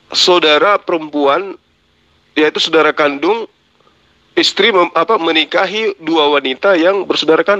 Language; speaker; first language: Indonesian; native; Indonesian